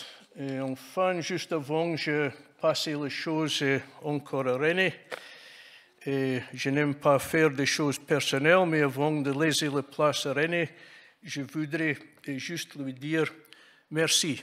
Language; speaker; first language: French; non-native, fluent; English